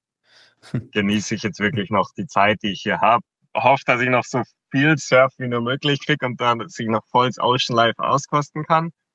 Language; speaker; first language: German; native; German